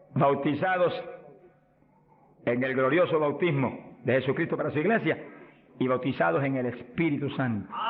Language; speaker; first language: Spanish; native; Spanish